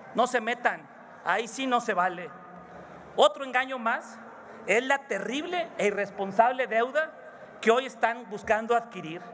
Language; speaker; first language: Spanish; native; Spanish